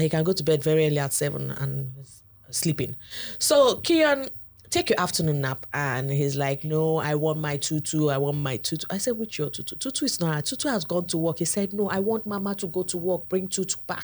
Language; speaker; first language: English; non-native, local second language; Igbo